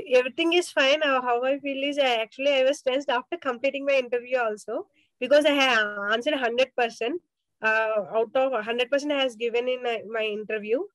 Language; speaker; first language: English; non-native, local second language; Telugu